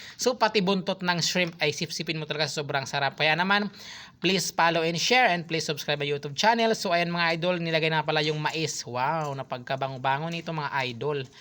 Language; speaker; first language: Filipino; non-native, local second language; Cebuano